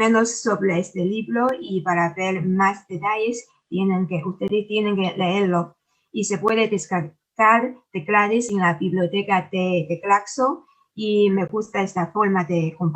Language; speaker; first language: Spanish; non-native, fluent; Chinese